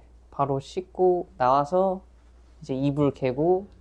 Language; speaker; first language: Korean; native; Korean